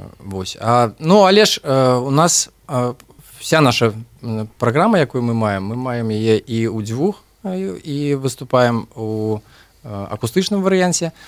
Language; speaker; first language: Belarusian; non-native, local second language; Russian